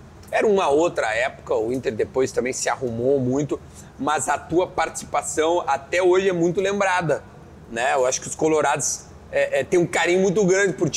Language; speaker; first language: Portuguese; native; Portuguese